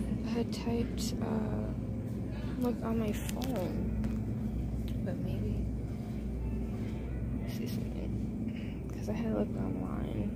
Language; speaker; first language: English; native; English